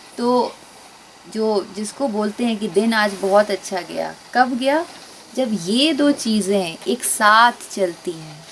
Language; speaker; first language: Hindi; native; Hindi